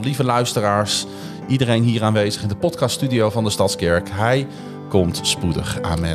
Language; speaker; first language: Dutch; native; Dutch